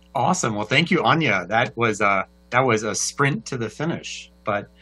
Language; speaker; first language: English; native; English